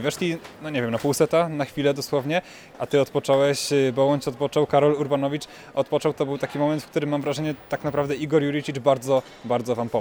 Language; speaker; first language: Polish; native; Polish